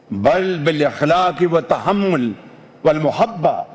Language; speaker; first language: Arabic; non-native, learner; Urdu